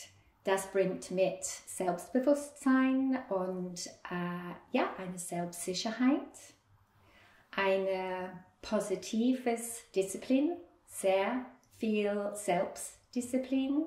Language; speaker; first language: German; non-native, fluent; English